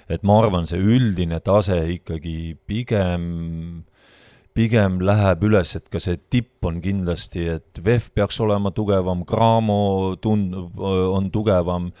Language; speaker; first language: Estonian; native; Estonian